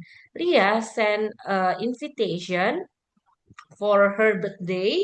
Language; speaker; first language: English; non-native, fluent; Indonesian